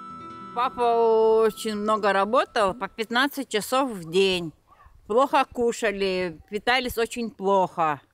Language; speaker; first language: Russian; non-native, local second language; Korean